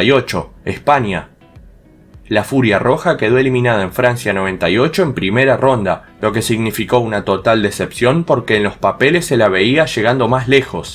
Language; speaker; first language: Spanish; native; Spanish